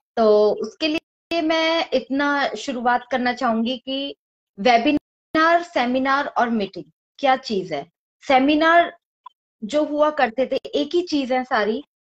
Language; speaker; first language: Hindi; native; Hindi